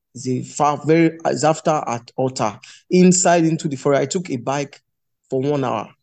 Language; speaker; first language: English; non-native, local second language; Yoruba